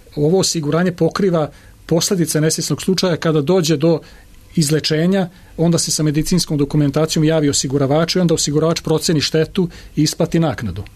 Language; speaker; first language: Serbian; native; Serbian